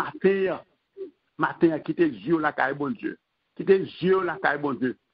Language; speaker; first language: French; non-native, local second language; Haitian Creole